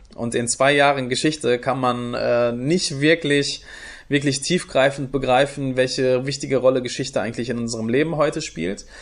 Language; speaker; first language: German; early bilingual, other home language; Turkish